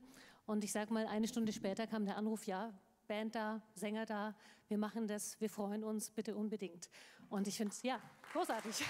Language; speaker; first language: German; native; German